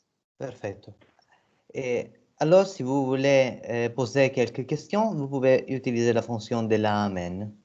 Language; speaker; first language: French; non-native, fluent; Italian